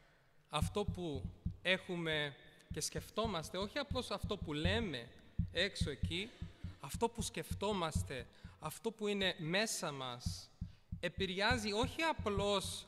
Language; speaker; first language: Greek; early bilingual, heritage; Greek